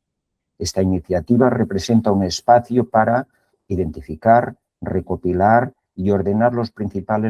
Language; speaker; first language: Spanish; native; Spanish